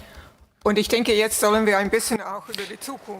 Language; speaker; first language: German; non-native, fluent; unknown